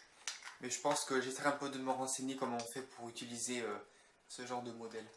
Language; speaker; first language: French; native; French